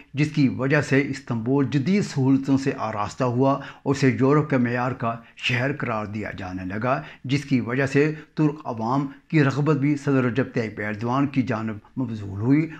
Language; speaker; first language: Urdu; native; Urdu